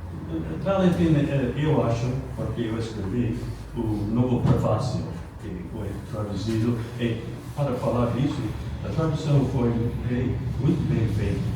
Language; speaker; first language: Portuguese; non-native, fluent; English